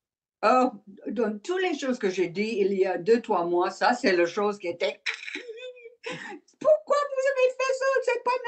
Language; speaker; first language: French; non-native, learner; English